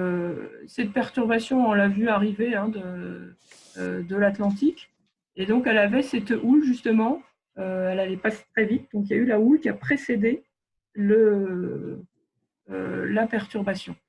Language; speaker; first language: French; native; French